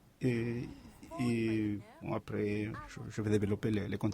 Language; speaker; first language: French; non-native, fluent; Spanish